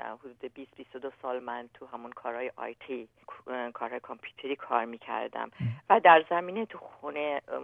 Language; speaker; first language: Persian; native; Persian